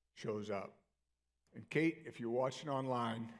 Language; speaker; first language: English; native; English